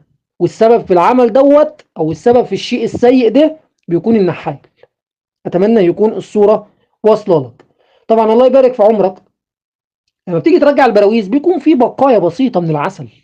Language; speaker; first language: Arabic; native; Arabic